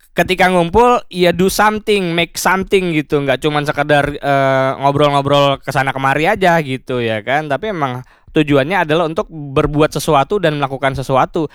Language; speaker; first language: Indonesian; native; Indonesian